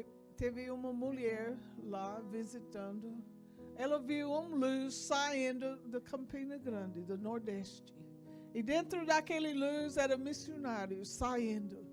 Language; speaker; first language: Portuguese; non-native, fluent; English